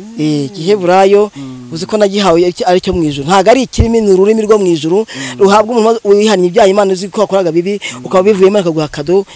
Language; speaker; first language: Kinyarwanda; native; Kinyarwanda